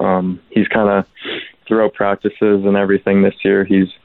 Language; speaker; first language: English; native; English